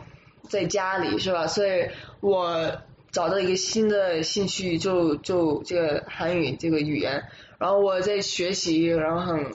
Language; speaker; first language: Chinese; early bilingual, other home language; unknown